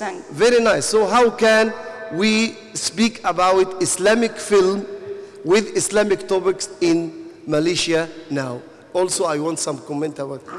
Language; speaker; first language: English; non-native, fluent; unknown